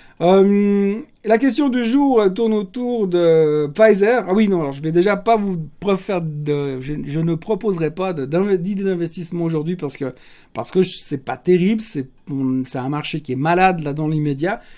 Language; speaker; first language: French; native; French